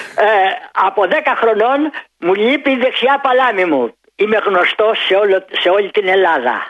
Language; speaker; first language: Greek; native; Greek